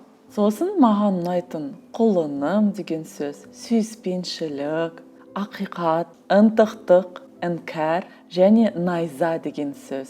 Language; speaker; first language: Kazakh; non-native, learner; Russian